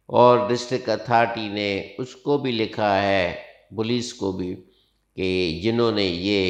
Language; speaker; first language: Urdu; non-native, local second language; Sindhi